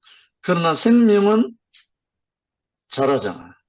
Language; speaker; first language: Korean; native; Korean